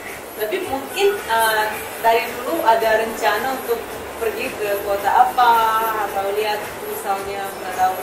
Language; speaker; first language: Indonesian; non-native, fluent; Russian